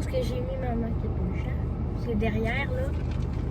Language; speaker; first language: French; native; French